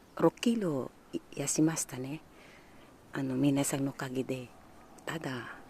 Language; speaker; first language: Japanese; non-native, learner; Filipino